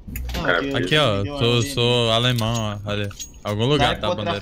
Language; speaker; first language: Portuguese; native; Portuguese